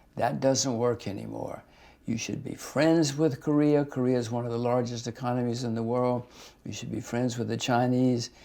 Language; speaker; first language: English; native; English